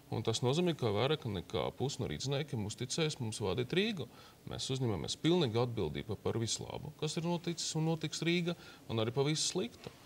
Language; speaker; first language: Latvian; non-native, local second language; Russian